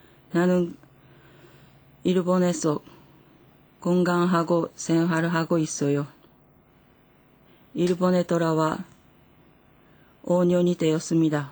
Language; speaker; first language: Korean; non-native, fluent; Japanese